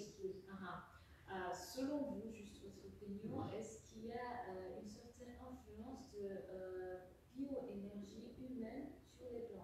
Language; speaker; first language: French; non-native, fluent; Russian